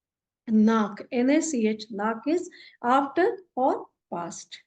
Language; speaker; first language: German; non-native, fluent; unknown